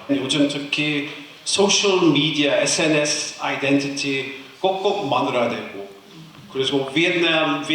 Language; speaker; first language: Korean; non-native, fluent; English